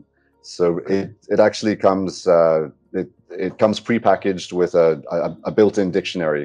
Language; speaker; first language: English; native; English